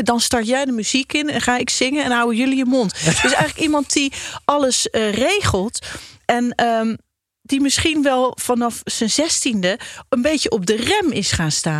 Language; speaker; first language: Dutch; native; Dutch